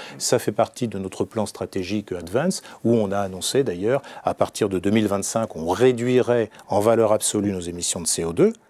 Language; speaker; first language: French; native; French